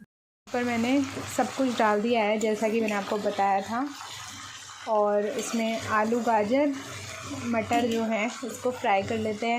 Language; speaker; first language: Hindi; native; Hindi